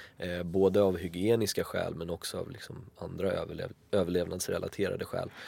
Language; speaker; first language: Swedish; early bilingual, other home language; Greek